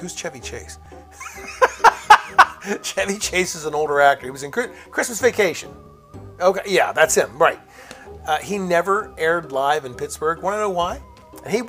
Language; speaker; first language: English; native; English